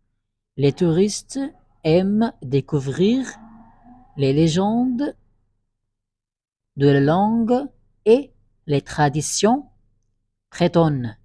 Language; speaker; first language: French; non-native, fluent; Arabic